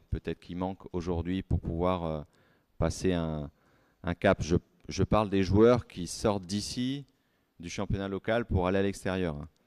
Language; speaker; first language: French; native; French